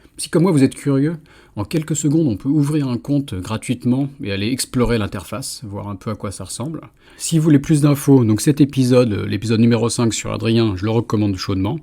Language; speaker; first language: French; native; French